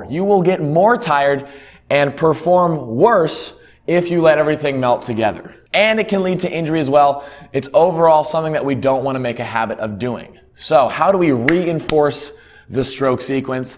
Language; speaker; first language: English; native; English